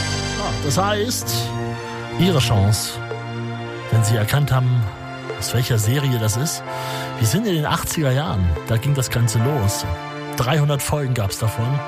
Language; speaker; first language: German; native; German